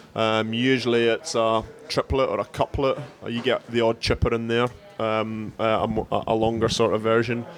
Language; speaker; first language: English; native; English